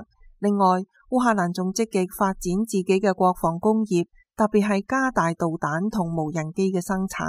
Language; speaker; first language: Chinese; non-native, local second language; Cantonese